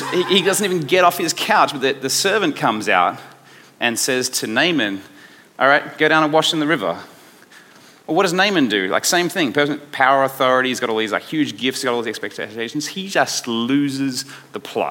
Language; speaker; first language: English; native; English